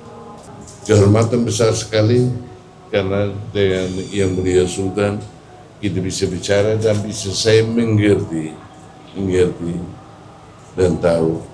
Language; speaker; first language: Indonesian; non-native, fluent; Tetum